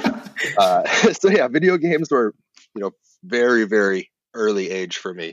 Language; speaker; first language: English; native; English